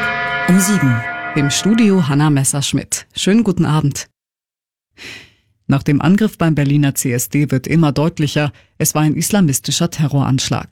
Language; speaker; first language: German; native; German